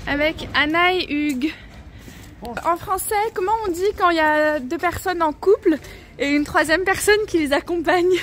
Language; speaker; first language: French; native; French